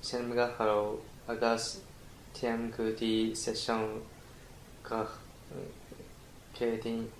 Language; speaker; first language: Irish; non-native, learner; Japanese